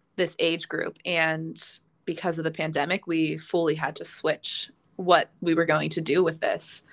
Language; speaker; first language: English; native; English